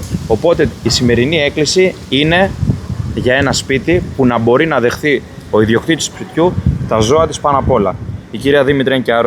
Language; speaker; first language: Greek; native; Greek